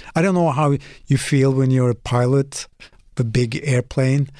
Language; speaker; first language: English; non-native, fluent; Norwegian